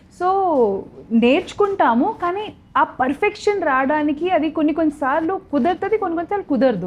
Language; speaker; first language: Telugu; non-native, local second language; Odia